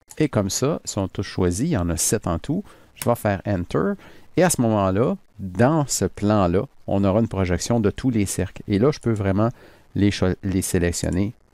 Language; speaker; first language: French; native; French